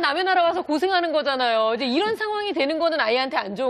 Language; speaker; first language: Korean; native; Korean